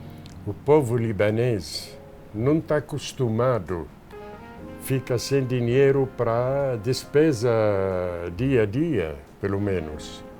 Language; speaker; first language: Portuguese; non-native, fluent; Arabic